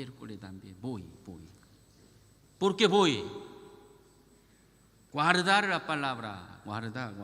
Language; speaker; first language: Spanish; non-native, learner; Korean